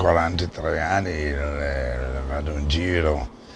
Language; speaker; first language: Italian; non-native, learner; English